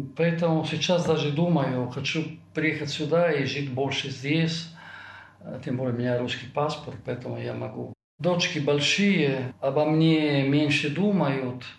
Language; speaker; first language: Russian; non-native, fluent; Italian